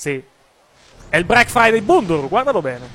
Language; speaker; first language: Italian; native; Italian